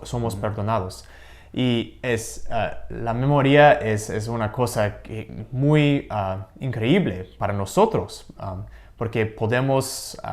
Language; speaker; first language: Spanish; non-native, learner; English